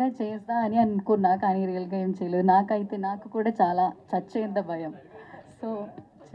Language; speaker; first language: Telugu; non-native, local second language; Malayalam